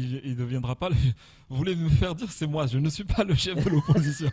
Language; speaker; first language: French; non-native, local second language; Comorian